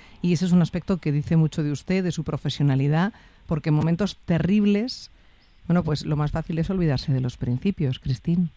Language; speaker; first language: Spanish; native; Spanish